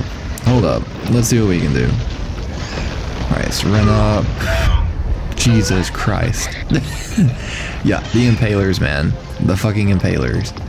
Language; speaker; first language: English; native; English